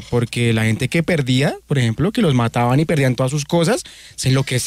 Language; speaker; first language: Spanish; native; Spanish